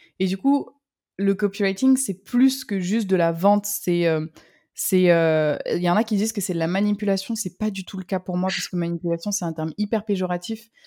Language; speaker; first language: French; native; French